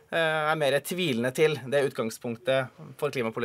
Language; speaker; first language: Norwegian; native; Norwegian